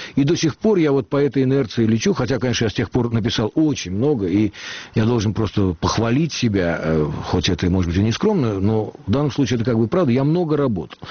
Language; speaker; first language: Russian; native; Russian